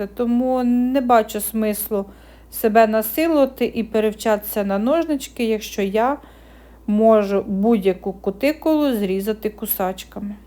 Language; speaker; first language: Ukrainian; native; Ukrainian